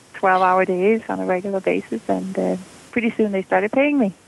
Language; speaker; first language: English; non-native, fluent; Danish